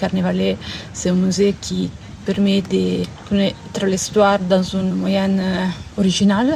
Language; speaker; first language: French; non-native, learner; Italian